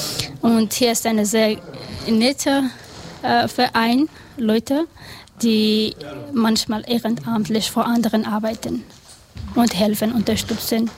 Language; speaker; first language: German; non-native, learner; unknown